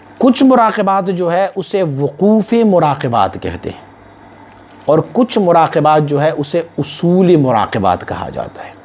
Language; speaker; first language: Urdu; non-native, local second language; Pashto